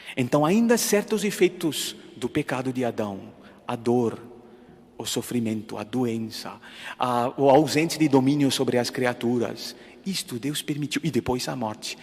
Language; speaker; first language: Portuguese; non-native, fluent; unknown